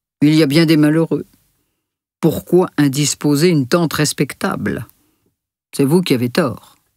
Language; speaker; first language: French; native; French